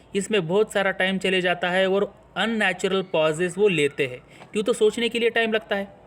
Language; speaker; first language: Hindi; non-native, local second language; Marathi